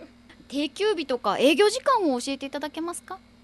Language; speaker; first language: Japanese; native; Japanese